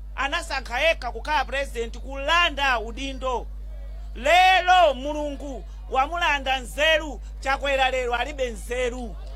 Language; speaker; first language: Nyanja; non-native, local second language; Yao